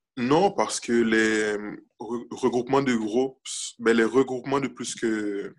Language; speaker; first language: French; early bilingual, other home language; Haitian Creole